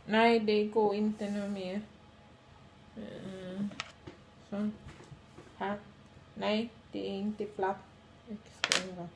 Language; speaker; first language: Swedish; non-native, learner; Filipino